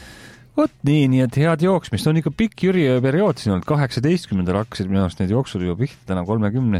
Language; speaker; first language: Estonian; native; Estonian